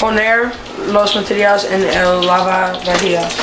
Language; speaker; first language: Spanish; non-native, learner; English